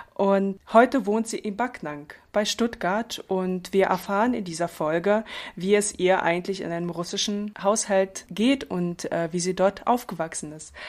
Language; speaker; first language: German; early bilingual, other home language; Russian